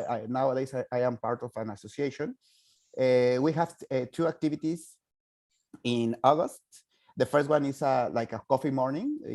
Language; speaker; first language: English; non-native, fluent; Spanish